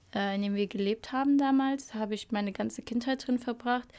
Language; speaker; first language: German; early bilingual, other home language; Albanian